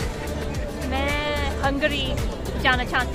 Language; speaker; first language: Hindi; non-native, learner; Hungarian